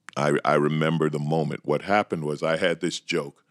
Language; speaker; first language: English; native; English